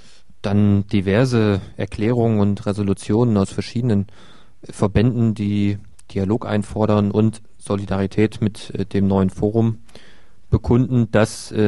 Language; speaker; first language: German; native; German